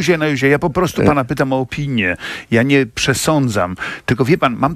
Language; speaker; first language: Polish; native; Polish